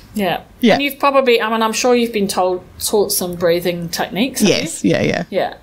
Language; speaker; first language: English; native; English